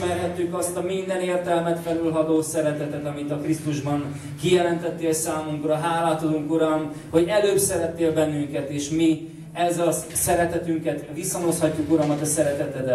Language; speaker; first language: Hungarian; native; Hungarian